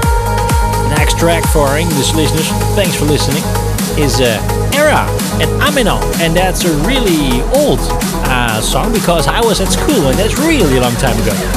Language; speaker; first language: English; non-native, fluent; Dutch